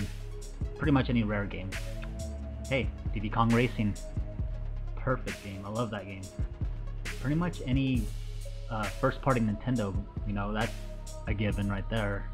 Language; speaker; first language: English; native; English